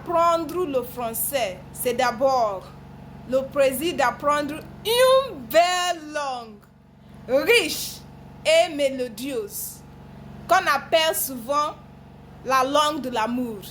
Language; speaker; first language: French; non-native, learner; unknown